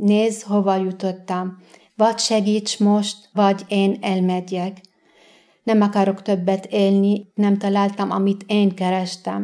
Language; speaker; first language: Hungarian; non-native, fluent; Arabic